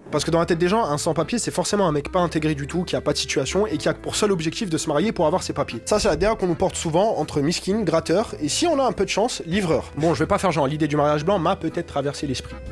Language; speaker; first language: French; non-native, local second language; Arabic